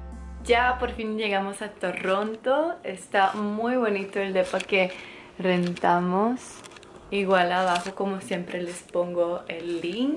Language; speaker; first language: Spanish; non-native, fluent; Croatian